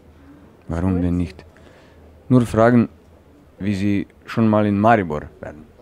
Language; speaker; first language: German; non-native, learner; Slovenian